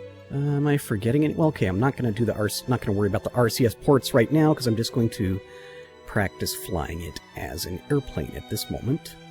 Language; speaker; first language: English; native; English